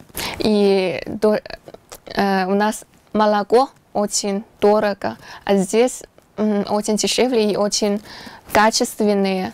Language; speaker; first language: Russian; non-native, learner; Chinese